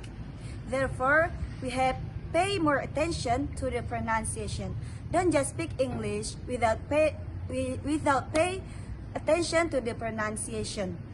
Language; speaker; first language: English; non-native, learner; Indonesian